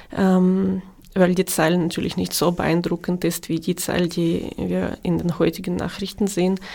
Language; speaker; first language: German; non-native, fluent; Ukrainian